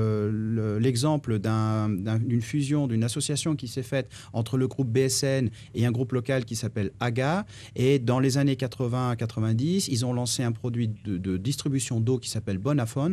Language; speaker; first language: French; native; French